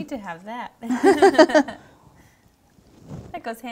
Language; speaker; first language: English; native; English